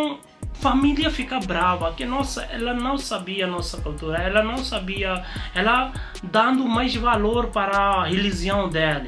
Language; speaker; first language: Portuguese; non-native, learner; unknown